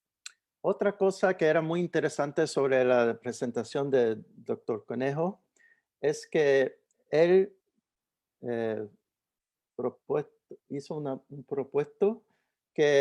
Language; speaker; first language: Spanish; early bilingual, heritage; Spanish